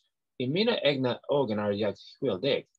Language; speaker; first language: Swedish; non-native, learner; English